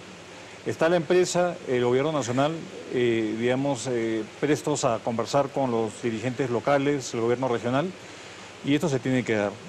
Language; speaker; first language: Spanish; native; Spanish